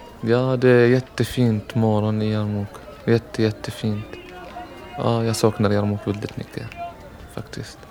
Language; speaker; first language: Swedish; non-native, learner; Arabic